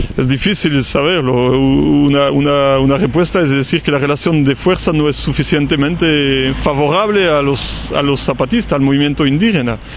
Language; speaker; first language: Spanish; non-native, fluent; French